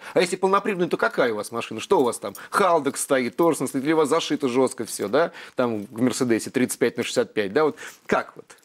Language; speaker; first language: Russian; native; Russian